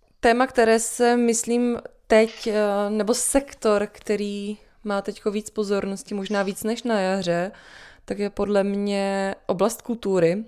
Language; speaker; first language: Czech; native; Czech